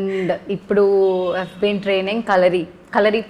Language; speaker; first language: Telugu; non-native, learner; Malayalam